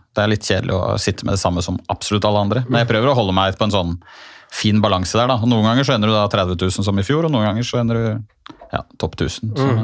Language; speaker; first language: Norwegian; native; Norwegian